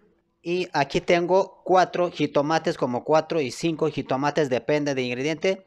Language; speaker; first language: Spanish; non-native, learner; Turkish